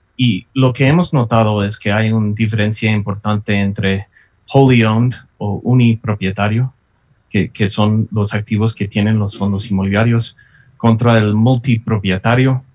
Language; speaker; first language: Spanish; non-native, fluent; English